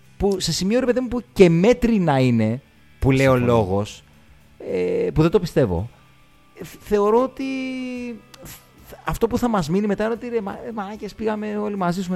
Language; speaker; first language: Greek; native; Greek